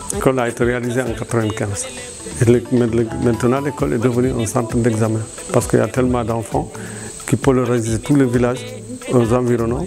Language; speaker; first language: French; non-native, local second language; Fula